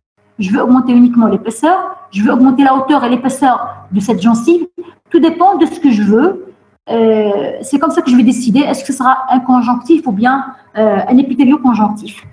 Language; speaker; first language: French; non-native, local second language; Arabic